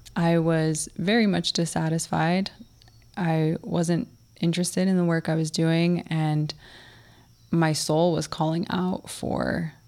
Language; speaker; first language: English; early bilingual, other home language; Russian